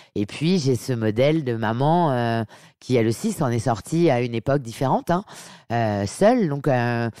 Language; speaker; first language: French; native; French